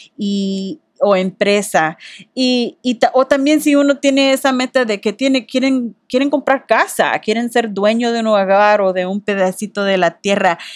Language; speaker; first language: Spanish; early bilingual, heritage; Spanish